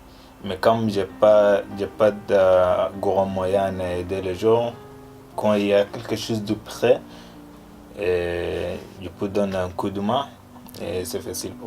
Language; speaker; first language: French; non-native, learner; Arabic